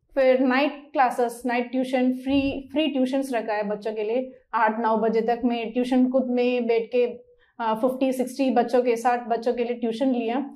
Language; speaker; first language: Hindi; non-native, local second language; Malayalam